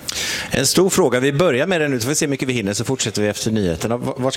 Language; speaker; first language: Swedish; native; Swedish